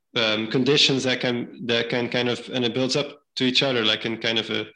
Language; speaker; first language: English; non-native, fluent; Dutch